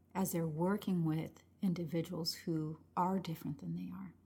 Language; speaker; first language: English; early bilingual, other home language; Spanish